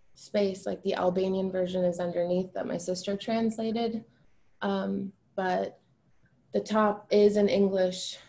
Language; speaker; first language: English; early bilingual, other home language; Albanian